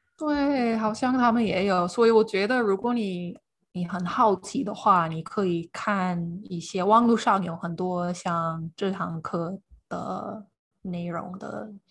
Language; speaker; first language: Chinese; non-native, fluent; English